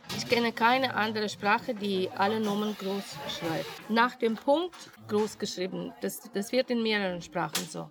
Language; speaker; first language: German; non-native, fluent; Russian